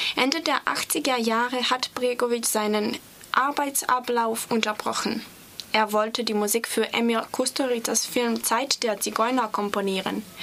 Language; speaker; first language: German; non-native, fluent; Serbian